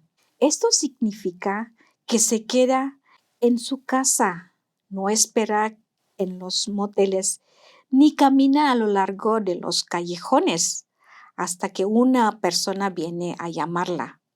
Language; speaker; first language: Spanish; non-native, fluent; Indonesian